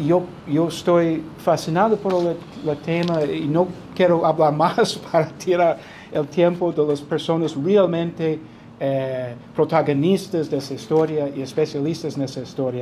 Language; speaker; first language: Spanish; non-native, fluent; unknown